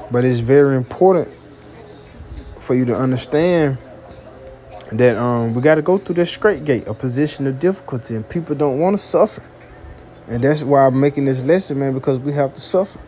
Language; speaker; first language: English; native; English